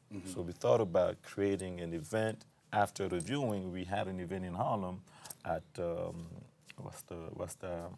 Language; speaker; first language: English; non-native, fluent; French